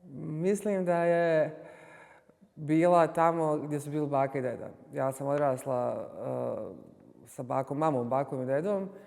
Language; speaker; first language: Bosnian; native; Bosnian